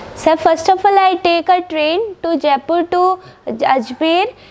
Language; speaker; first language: English; non-native, local second language; Hindi